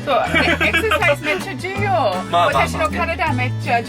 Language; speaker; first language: Japanese; non-native, learner; English